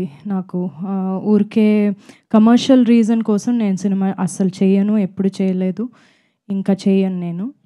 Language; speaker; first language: Telugu; non-native, fluent; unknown